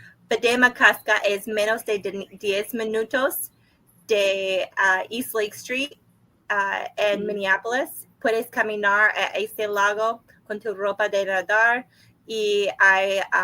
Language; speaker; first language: Spanish; non-native, learner; English